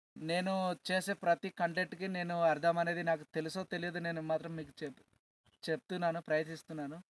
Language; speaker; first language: Telugu; non-native, local second language; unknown